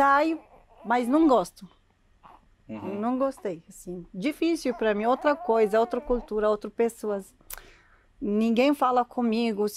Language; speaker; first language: Portuguese; non-native, learner; Arabic